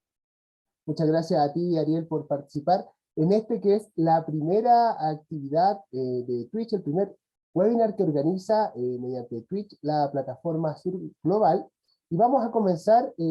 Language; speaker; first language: Spanish; native; Spanish